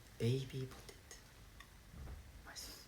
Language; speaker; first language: Korean; non-native, fluent; Japanese